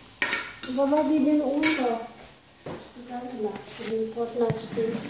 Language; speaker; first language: Danish; non-native, learner; Filipino